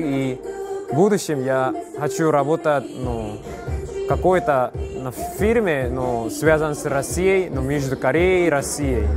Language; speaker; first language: Russian; non-native, learner; Korean